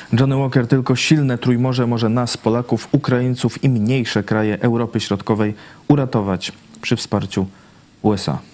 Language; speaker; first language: Polish; native; Polish